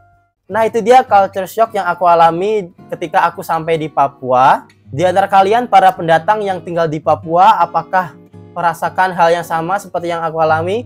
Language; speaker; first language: Indonesian; native; Indonesian